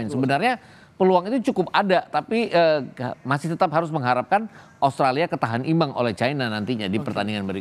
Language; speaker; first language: Indonesian; native; Indonesian